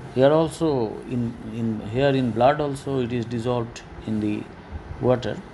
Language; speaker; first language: English; non-native, local second language; Bangla